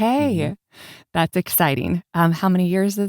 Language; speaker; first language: English; native; English